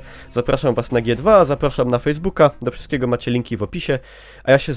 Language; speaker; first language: Polish; native; Polish